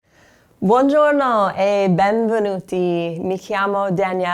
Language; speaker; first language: Italian; non-native, fluent; English